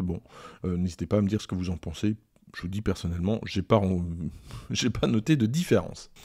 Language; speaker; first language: French; native; French